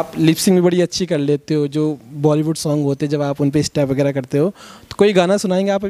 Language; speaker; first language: Hindi; native; Hindi